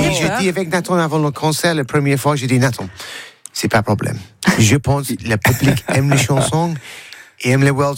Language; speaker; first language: French; non-native, learner; English